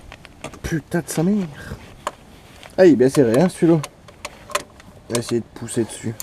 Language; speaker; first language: French; native; French